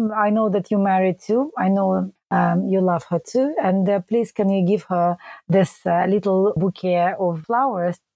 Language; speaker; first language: English; non-native, fluent; Russian